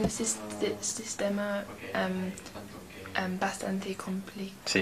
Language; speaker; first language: Spanish; non-native, learner; English